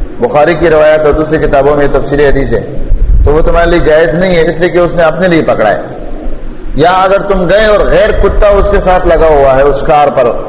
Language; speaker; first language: Urdu; non-native, local second language; Pashto